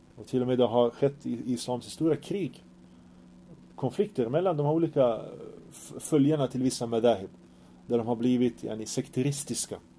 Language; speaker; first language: Swedish; early bilingual, other home language; Arabic